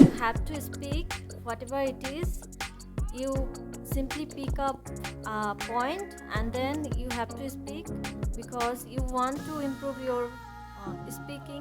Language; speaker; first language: English; non-native, learner; Bangla